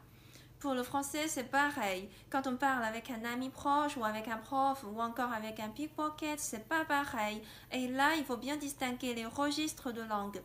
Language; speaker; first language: French; non-native, fluent; Chinese